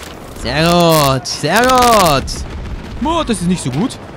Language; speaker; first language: German; native; German